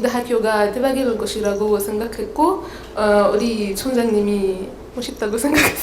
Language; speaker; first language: Korean; non-native, learner; Arabic